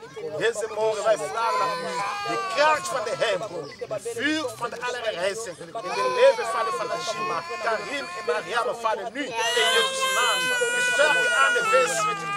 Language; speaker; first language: Dutch; non-native, learner; Portuguese